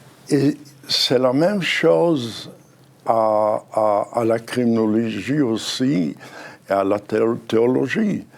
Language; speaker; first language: French; non-native, fluent; Hebrew